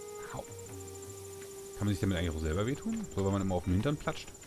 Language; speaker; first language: German; native; German